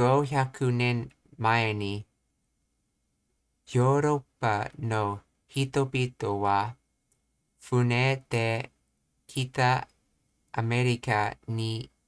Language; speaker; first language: Japanese; non-native, learner; English